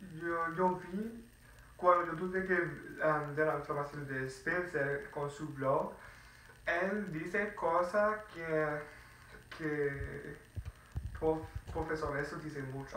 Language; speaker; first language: Spanish; non-native, fluent; English